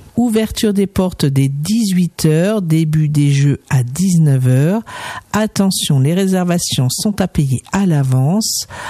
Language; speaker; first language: French; native; French